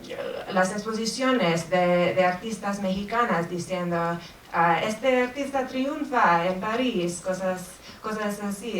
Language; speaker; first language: Spanish; non-native, fluent; English